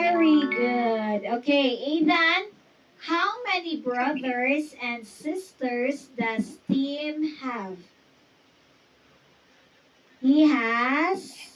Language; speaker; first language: English; non-native, fluent; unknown